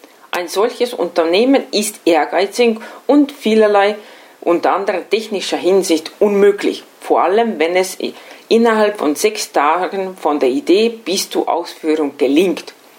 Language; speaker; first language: German; non-native, fluent; Estonian